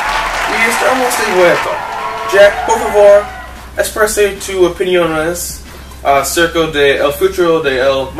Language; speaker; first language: Spanish; non-native, learner; English